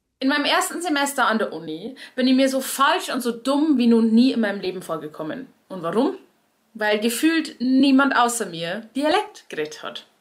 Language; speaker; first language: German; native; German